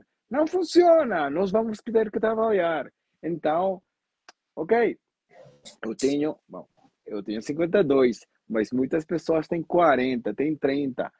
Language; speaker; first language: Portuguese; non-native, fluent; Spanish